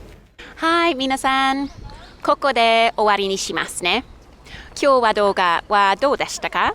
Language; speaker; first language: Japanese; non-native, learner; English